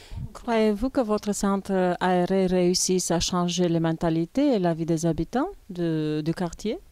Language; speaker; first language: French; non-native, learner; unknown